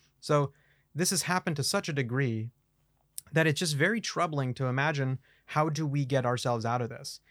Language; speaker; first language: English; native; English